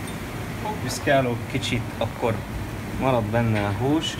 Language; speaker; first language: Hungarian; non-native, learner; Arabic